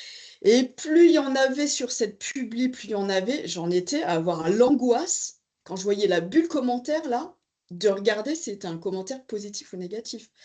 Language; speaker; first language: French; native; French